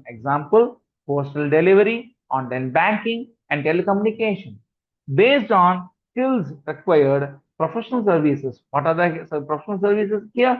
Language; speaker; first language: English; non-native, local second language; Tamil